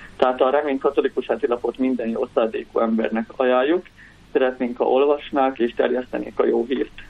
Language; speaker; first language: Hungarian; native; Hungarian